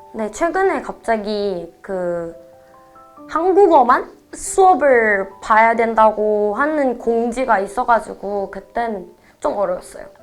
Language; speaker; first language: Korean; non-native, fluent; Indonesian